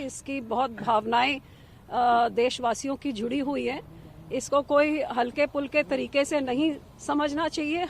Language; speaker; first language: Hindi; non-native, local second language; Punjabi